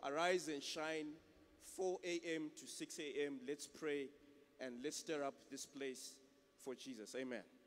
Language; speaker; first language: English; non-native, local second language; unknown